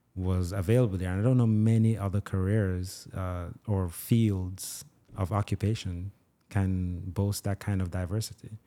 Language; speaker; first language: English; non-native, local second language; Igbo